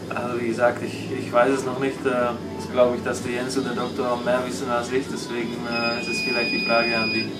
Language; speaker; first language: German; non-native, fluent; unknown